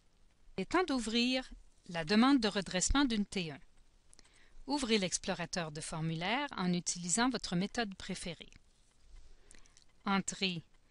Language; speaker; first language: French; native; French